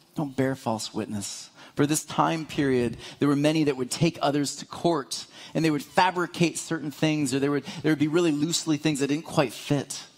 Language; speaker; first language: English; native; English